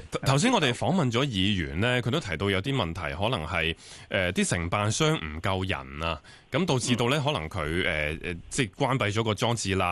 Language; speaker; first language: Cantonese; native; Cantonese